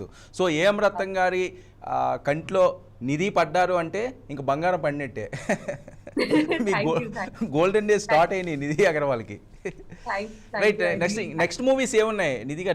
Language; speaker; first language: Telugu; native; Telugu